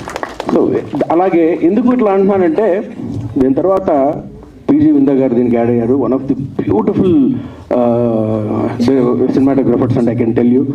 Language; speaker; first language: Telugu; native; Telugu